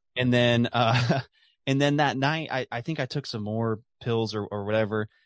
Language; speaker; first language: English; native; English